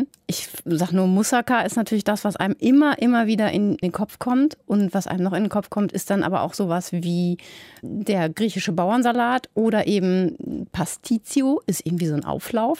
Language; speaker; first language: German; native; German